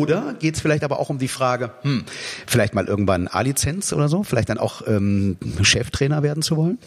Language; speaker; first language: German; native; German